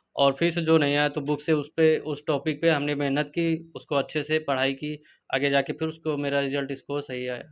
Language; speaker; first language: Hindi; native; Hindi